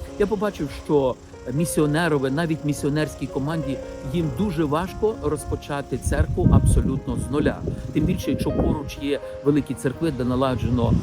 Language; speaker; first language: Ukrainian; native; Ukrainian